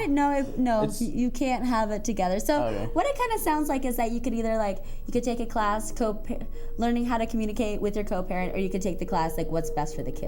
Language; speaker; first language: English; native; English